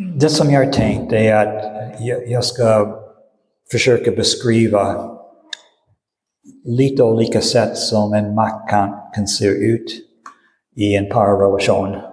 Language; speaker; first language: Swedish; non-native, fluent; English